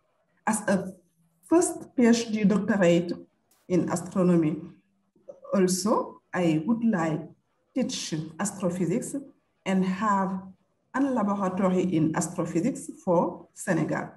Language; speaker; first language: English; non-native, fluent; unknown